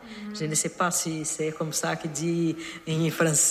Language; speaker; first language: French; non-native, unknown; Portuguese